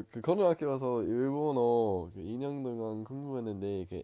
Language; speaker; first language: Korean; non-native, learner; English